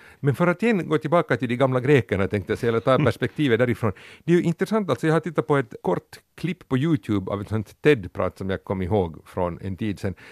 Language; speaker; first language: Swedish; native; Swedish